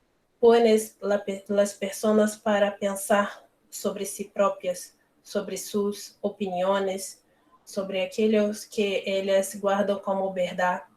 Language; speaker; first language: Spanish; non-native, learner; Portuguese